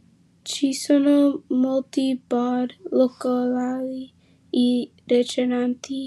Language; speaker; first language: Italian; non-native, learner; English